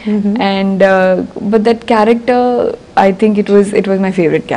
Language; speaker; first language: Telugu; non-native, learner; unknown